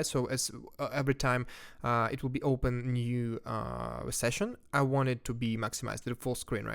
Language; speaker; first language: English; non-native, fluent; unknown